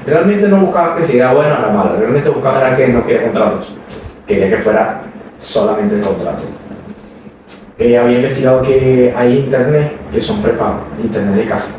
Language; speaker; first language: Spanish; native; Spanish